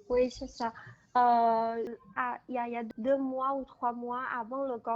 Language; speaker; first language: French; non-native, learner; Chinese